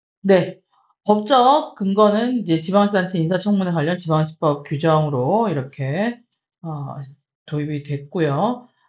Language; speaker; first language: Korean; native; Korean